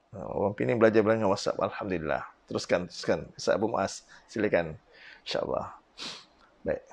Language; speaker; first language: Malay; native; Malay